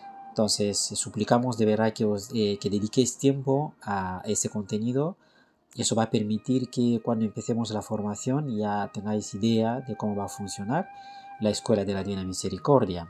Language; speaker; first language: Spanish; non-native, fluent; French